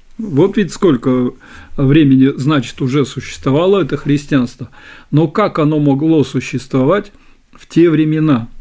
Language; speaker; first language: Russian; native; Russian